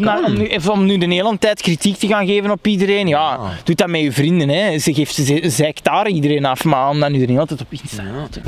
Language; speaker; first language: Dutch; native; Dutch